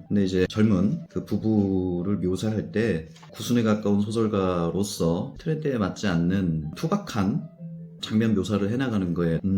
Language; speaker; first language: Korean; native; Korean